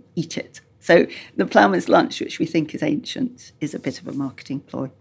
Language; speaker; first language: English; native; English